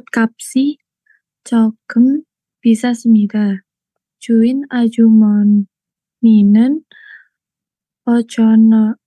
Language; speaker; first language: Korean; non-native, learner; Indonesian